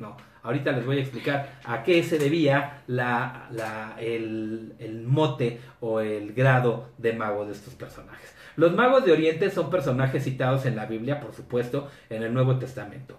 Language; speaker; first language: Spanish; native; Spanish